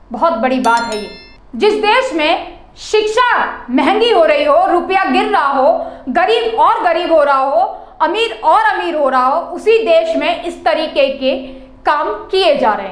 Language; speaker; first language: Hindi; native; Hindi